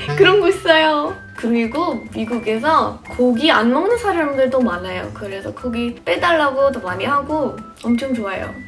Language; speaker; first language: Korean; non-native, fluent; English